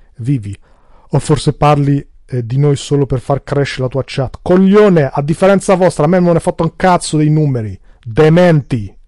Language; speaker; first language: Italian; early bilingual, other home language; Albanian